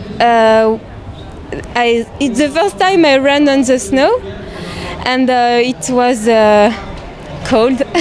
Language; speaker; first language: English; non-native, learner; French